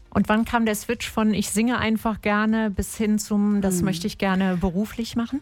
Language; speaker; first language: German; native; German